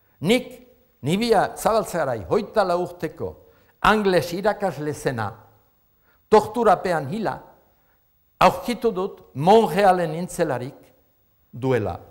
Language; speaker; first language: Basque; native; Basque